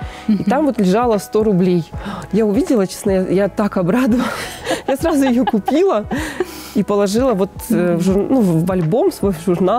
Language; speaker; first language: Russian; native; Russian